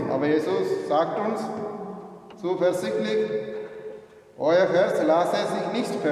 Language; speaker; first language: German; non-native, learner; Malayalam